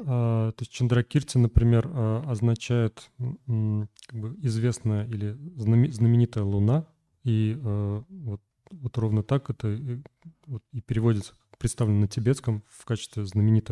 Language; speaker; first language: Russian; native; Russian